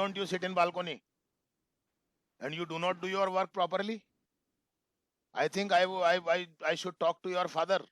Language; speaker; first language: English; non-native, local second language; Hindi